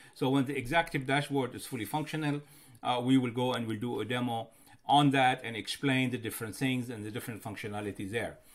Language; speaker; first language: English; non-native, fluent; Arabic